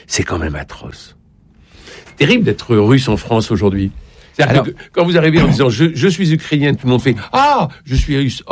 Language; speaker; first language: French; native; French